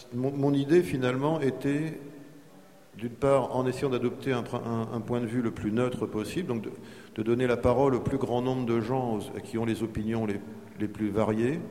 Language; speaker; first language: French; native; French